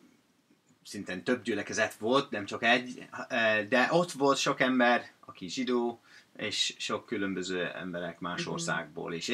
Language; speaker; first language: Hungarian; non-native, fluent; English